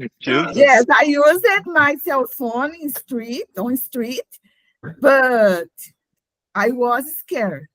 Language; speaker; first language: English; non-native, learner; Portuguese